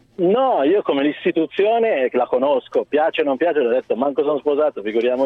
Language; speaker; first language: Italian; early bilingual, other home language; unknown